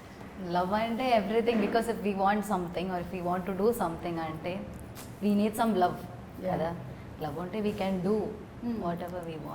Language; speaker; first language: Telugu; non-native, learner; Malayalam